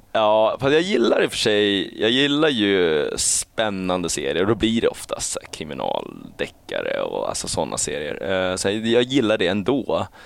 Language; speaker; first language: Swedish; early bilingual, other home language; Chinese